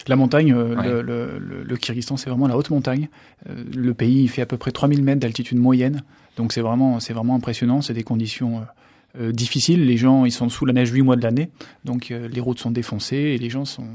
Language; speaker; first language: French; native; French